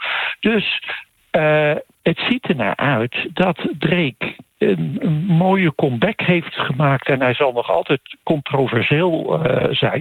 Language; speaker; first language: Dutch; native; Dutch